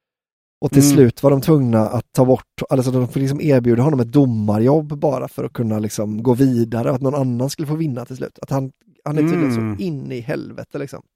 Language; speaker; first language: Swedish; native; Swedish